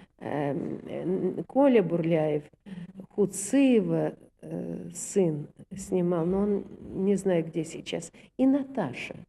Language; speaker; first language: Russian; native; Russian